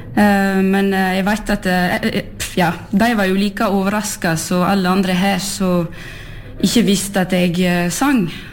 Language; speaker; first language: Norwegian; early bilingual, heritage; French